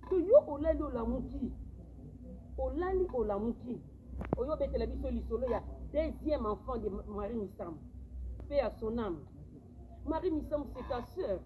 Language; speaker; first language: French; non-native, local second language; Lingala